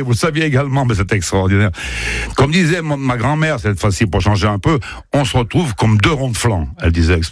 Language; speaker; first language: French; native; French